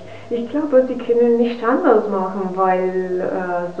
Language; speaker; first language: German; non-native, learner; Italian